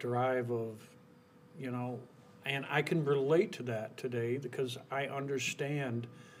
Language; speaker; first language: English; native; English